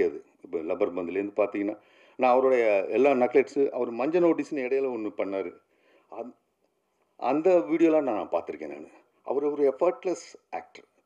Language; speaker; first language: Tamil; native; Tamil